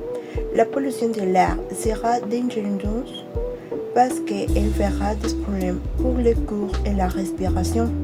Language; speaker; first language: French; non-native, learner; Spanish